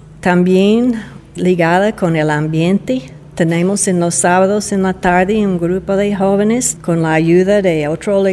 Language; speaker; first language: Spanish; non-native, fluent; English